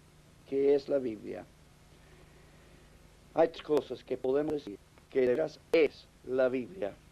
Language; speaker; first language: Spanish; non-native, fluent; English